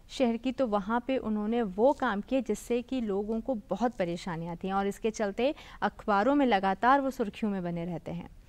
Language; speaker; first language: Hindi; native; Hindi